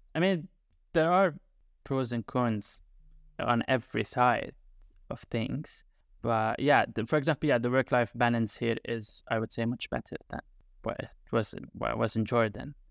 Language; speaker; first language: English; non-native, fluent; Arabic